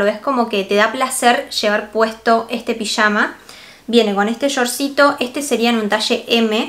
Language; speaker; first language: Spanish; native; Spanish